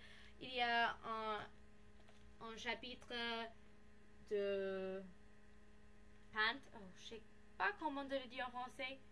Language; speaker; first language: French; non-native, learner; English